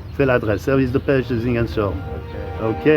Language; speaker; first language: French; non-native, fluent; English